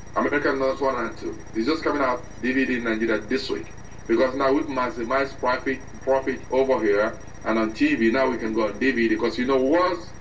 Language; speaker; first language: English; non-native, local second language; Igbo